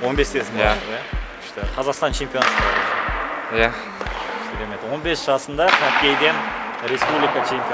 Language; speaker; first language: Kazakh; native; Kazakh